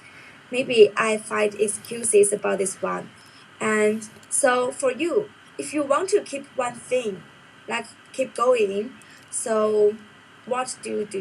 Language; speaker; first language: English; non-native, learner; Chinese